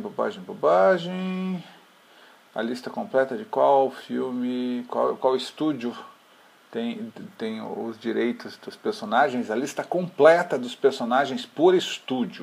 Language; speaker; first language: Portuguese; native; Portuguese